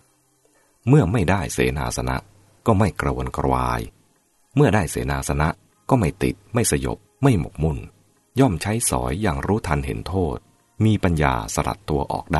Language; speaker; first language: Thai; native; Thai